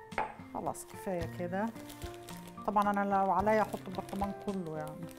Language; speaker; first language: Arabic; native; Arabic